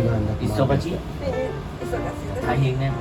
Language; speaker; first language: Japanese; non-native, learner; Thai